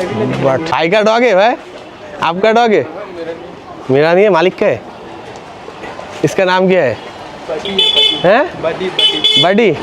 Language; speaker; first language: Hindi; non-native, learner; Bangla